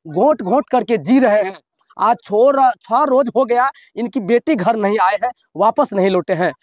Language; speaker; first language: Hindi; native; Hindi